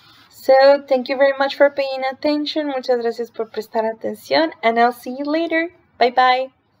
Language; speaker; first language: English; non-native, fluent; Spanish